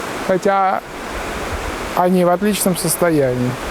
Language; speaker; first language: Russian; native; Russian